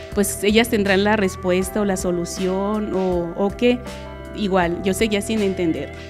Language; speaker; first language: Spanish; native; Spanish